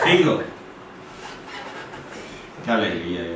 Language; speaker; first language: Spanish; native; Spanish